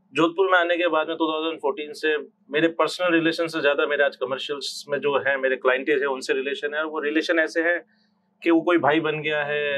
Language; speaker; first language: Hindi; native; Hindi